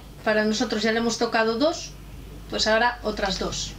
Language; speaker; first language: Spanish; native; Spanish